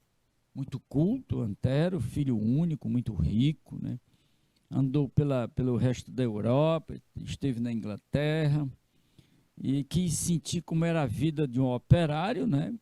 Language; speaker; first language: Portuguese; native; Portuguese